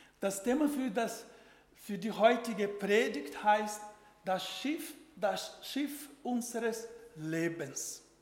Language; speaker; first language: German; non-native, fluent; Portuguese